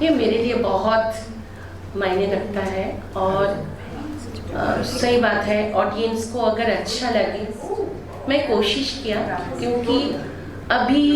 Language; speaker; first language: Hindi; non-native, local second language; Bangla